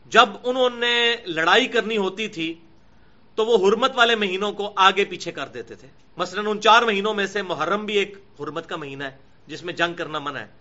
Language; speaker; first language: Urdu; non-native, local second language; Punjabi